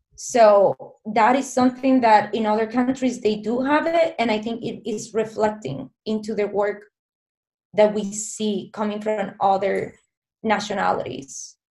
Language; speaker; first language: English; non-native, fluent; Spanish